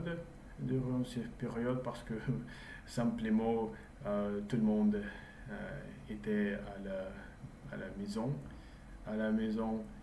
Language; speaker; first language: French; non-native, learner; English